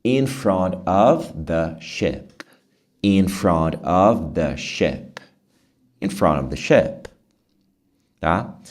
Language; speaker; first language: English; non-native, fluent; Portuguese